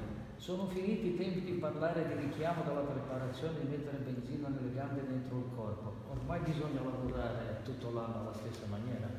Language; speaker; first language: Italian; native; Italian